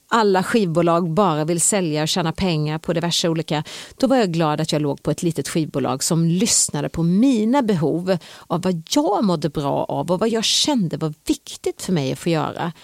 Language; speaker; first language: Swedish; native; Swedish